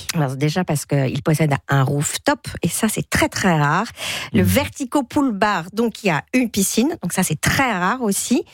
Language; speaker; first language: French; native; French